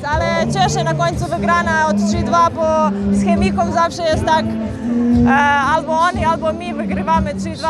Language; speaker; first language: Polish; non-native, fluent; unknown